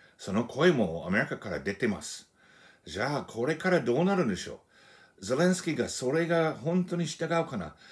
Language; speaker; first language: Japanese; non-native, fluent; English